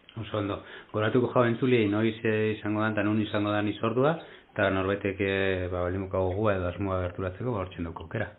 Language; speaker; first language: Basque; native; Basque